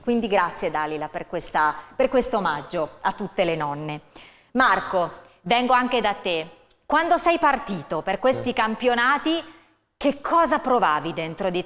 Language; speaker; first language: Italian; native; Italian